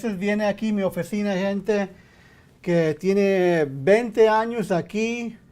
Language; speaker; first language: Spanish; early bilingual, heritage; English